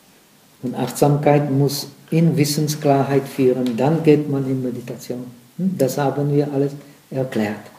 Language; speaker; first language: German; non-native, fluent; Czech